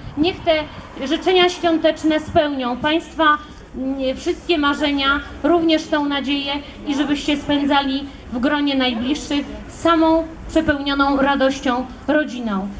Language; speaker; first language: Polish; native; Polish